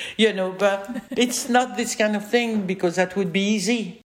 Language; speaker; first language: English; non-native, fluent; French